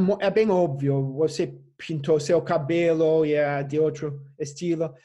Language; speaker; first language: Portuguese; non-native, fluent; English